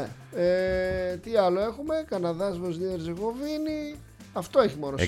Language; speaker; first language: Greek; native; Greek